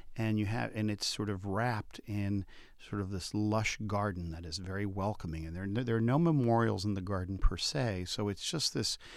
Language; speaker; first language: English; native; English